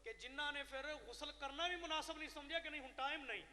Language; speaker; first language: Urdu; non-native, local second language; Punjabi